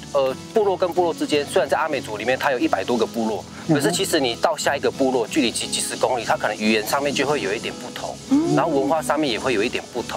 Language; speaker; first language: Chinese; native; Chinese